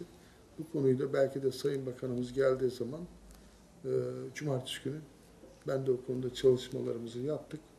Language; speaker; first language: Turkish; native; Turkish